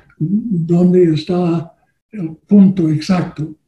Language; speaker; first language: Spanish; non-native, learner; English